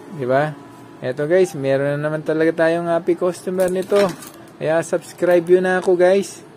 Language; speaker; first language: Filipino; non-native, local second language; Pampanga